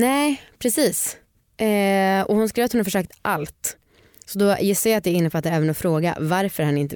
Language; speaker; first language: Swedish; native; Swedish